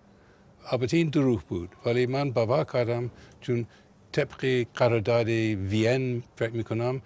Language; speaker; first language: Persian; non-native, fluent; English